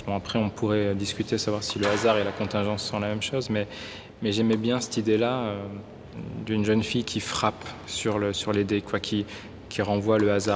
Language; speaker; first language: French; native; French